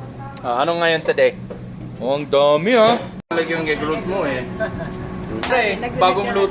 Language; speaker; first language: Filipino; non-native, fluent; English